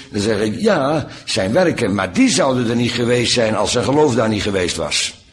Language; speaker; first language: Dutch; native; Dutch